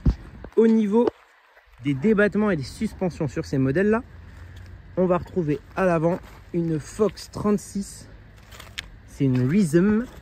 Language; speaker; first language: French; native; French